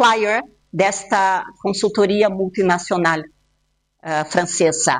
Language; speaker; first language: Spanish; non-native, fluent; Portuguese